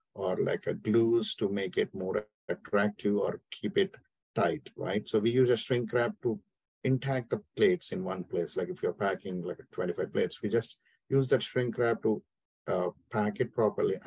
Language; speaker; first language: English; non-native, local second language; Telugu